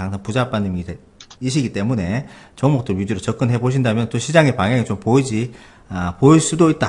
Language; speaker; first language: Korean; native; Korean